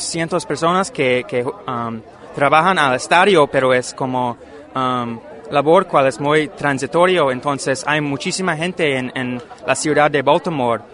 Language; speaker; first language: Spanish; non-native, learner; English